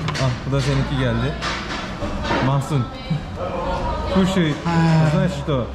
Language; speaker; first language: Russian; non-native, learner; Turkish